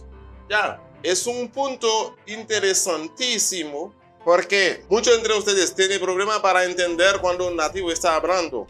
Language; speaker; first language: Spanish; non-native, fluent; Haitian Creole